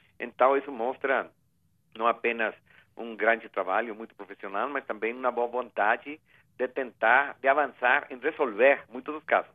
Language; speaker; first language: Portuguese; non-native, fluent; Spanish